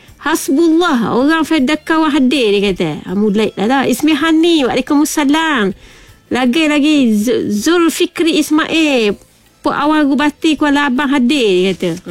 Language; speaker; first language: Malay; native; Malay